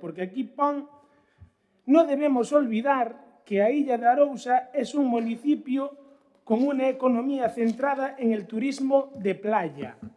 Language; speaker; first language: Spanish; non-native, local second language; Galician